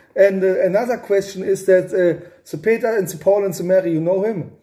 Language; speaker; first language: English; non-native, learner; German